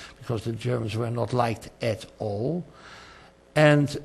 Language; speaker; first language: English; non-native, fluent; Dutch